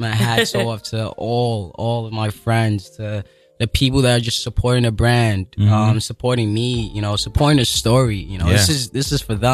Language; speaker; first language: English; non-native, local second language; Yoruba